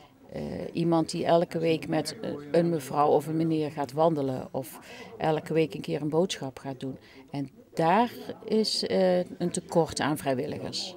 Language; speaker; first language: Dutch; native; Dutch